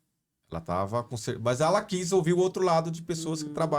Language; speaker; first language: Portuguese; native; Portuguese